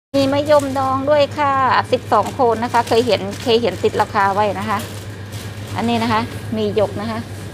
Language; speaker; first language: Thai; native; Thai